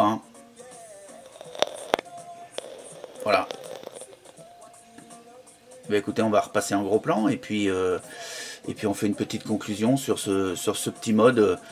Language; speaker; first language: French; native; French